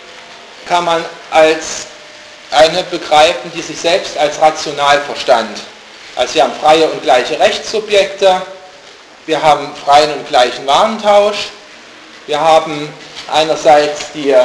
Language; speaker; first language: German; native; German